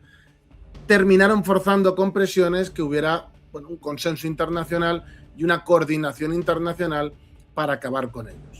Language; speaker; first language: Spanish; native; Spanish